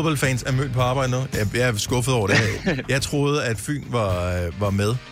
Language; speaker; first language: Danish; native; Danish